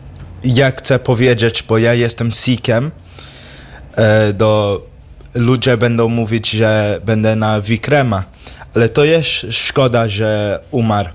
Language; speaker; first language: Polish; early bilingual, heritage; English